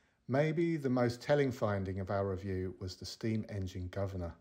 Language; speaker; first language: English; native; English